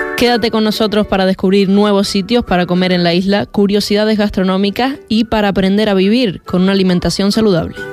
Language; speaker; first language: Spanish; native; Spanish